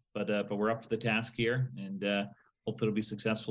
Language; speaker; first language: English; native; English